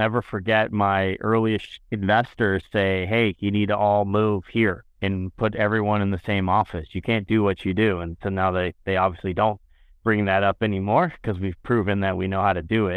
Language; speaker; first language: English; native; English